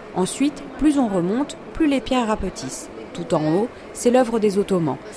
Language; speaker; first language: French; non-native, fluent; Arabic